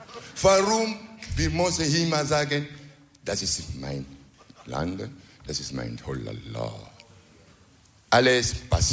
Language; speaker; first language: German; non-native, learner; French